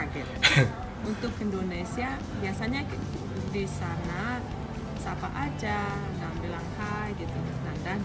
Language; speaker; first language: Indonesian; non-native, fluent; Russian